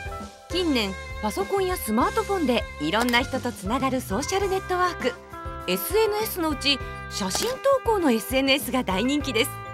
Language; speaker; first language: Japanese; native; Japanese